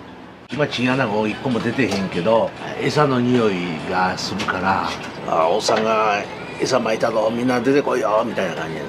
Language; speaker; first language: Japanese; native; Japanese